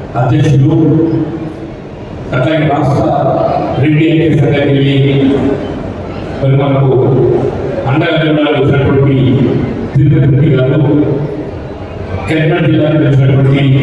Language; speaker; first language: Telugu; native; Telugu